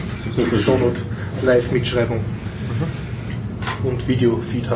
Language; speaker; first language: German; native; German